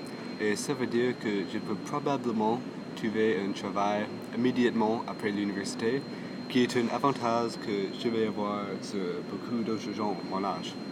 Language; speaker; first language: French; non-native, local second language; English